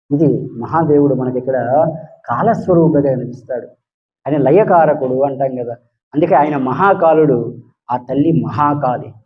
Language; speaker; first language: Telugu; native; Telugu